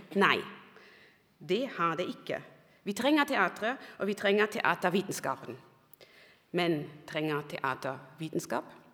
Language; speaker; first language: Norwegian; non-native, fluent; German